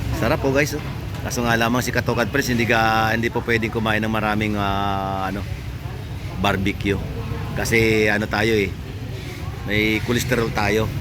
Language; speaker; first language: Filipino; non-native, local second language; Bikol